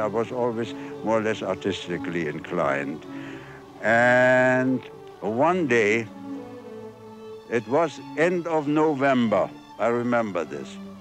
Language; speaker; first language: English; non-native, fluent; German